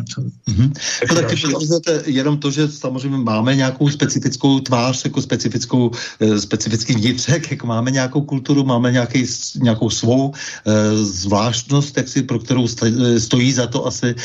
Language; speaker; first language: Czech; native; Czech